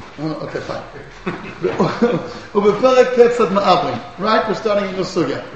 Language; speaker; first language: English; native; English